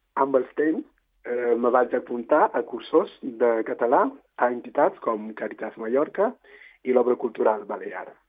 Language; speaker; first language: Catalan; non-native, fluent; Wolof